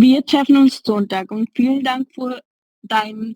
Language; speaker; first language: German; non-native, learner; Hindi